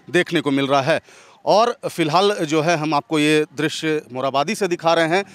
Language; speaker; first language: Hindi; native; Hindi